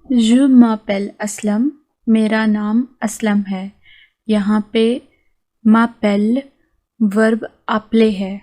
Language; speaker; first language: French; non-native, fluent; Urdu